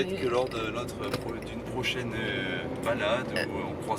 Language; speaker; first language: French; native; French